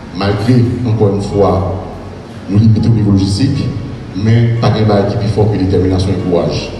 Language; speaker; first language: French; non-native, local second language; Haitian Creole